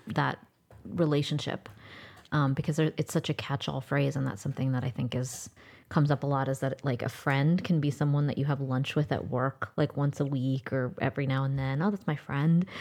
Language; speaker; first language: English; native; English